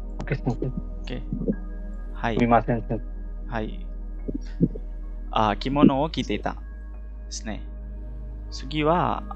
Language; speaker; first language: Japanese; non-native, fluent; Hindi